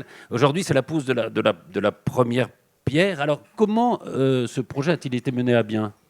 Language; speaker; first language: French; native; French